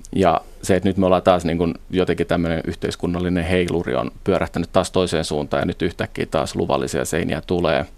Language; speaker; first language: Finnish; native; Finnish